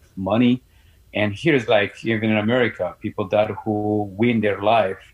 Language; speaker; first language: English; non-native, learner; Amharic